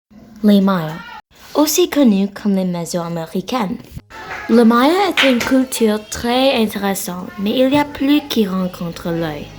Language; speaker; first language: French; non-native, learner; English